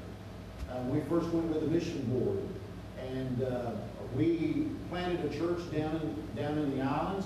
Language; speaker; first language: English; native; English